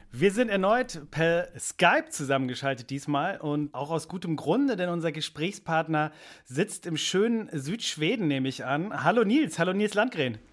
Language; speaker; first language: German; native; German